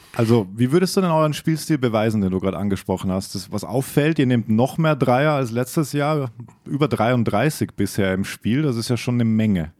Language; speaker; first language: German; native; German